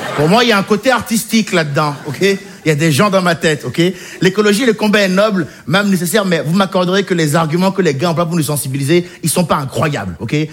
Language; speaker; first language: French; native; French